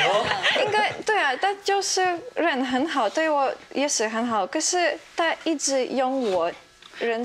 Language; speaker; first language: Chinese; non-native, fluent; Russian